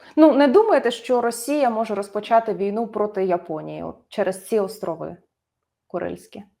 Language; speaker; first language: Ukrainian; native; Ukrainian